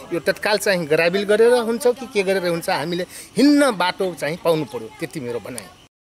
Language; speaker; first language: Nepali; native; Nepali